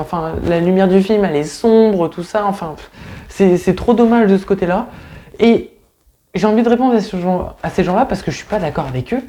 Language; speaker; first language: French; native; French